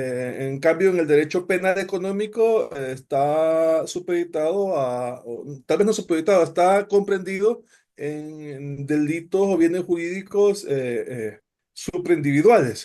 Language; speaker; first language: Spanish; native; Spanish